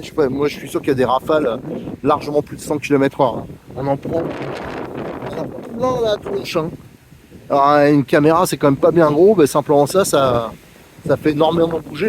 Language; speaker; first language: French; native; French